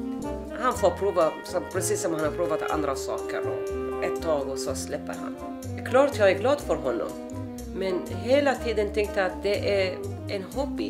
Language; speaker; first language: Swedish; non-native, fluent; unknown